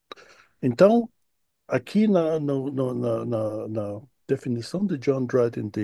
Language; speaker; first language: Portuguese; non-native, fluent; English